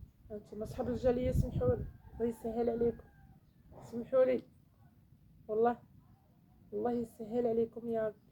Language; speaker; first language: Arabic; native; Arabic